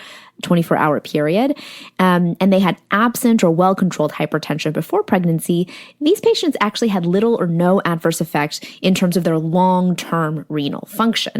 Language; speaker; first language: English; native; English